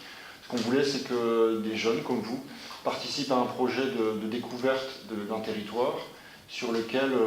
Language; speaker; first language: French; native; French